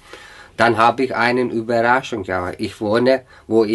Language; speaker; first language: German; non-native, learner; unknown